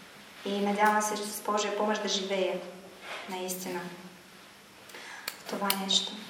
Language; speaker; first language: Bulgarian; non-native, fluent; Russian